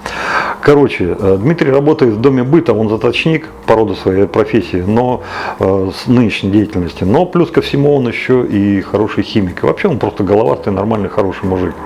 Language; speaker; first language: Russian; native; Russian